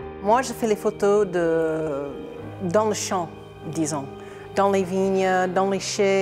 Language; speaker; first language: French; non-native, fluent; English